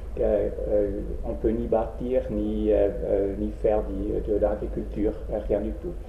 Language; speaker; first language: French; non-native, local second language; Swiss German